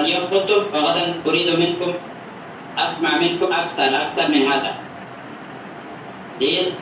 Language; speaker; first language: Arabic; non-native, fluent; Urdu